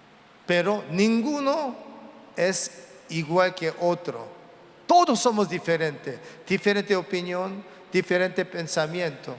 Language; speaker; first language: Spanish; non-native, learner; Korean